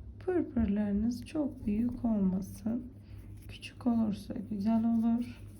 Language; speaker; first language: Turkish; native; Turkish